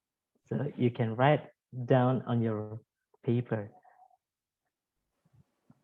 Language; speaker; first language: English; non-native, fluent; Indonesian